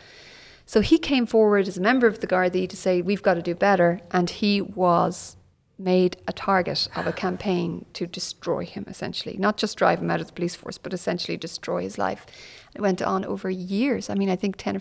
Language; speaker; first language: English; native; English